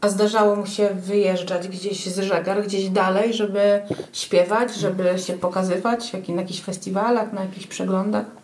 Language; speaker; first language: Polish; native; Polish